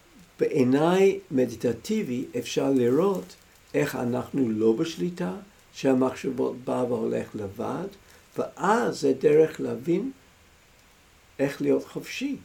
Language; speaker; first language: Hebrew; non-native, fluent; English